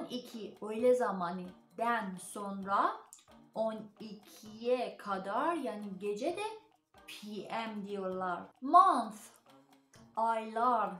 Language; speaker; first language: Turkish; non-native, learner; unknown